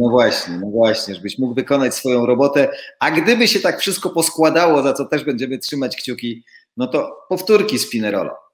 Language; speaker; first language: Polish; native; Polish